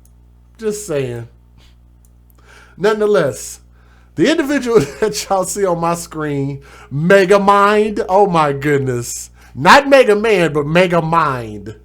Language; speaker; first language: English; native; English